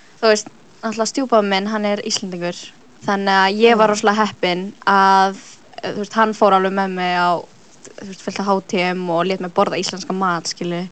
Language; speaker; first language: Icelandic; early bilingual, other home language; Filipino